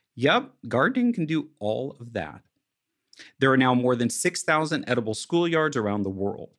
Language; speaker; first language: English; native; English